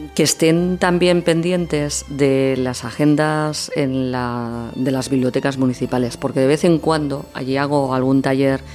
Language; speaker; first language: Spanish; native; Spanish